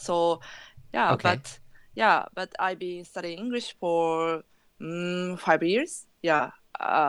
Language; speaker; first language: English; non-native, learner; Japanese